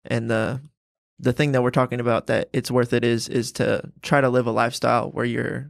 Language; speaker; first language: English; native; English